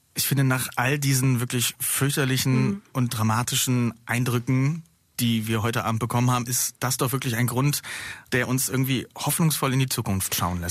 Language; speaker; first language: German; native; German